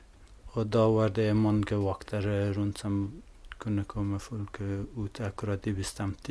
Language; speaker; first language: Norwegian; non-native, fluent; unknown